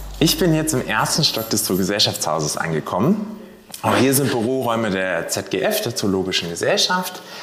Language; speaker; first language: German; native; German